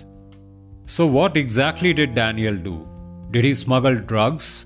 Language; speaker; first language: English; non-native, local second language; Hindi